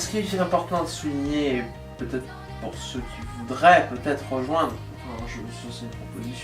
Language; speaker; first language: French; native; French